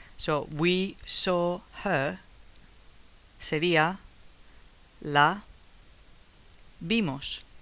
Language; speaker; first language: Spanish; non-native, fluent; English